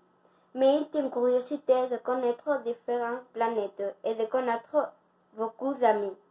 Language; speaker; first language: French; non-native, learner; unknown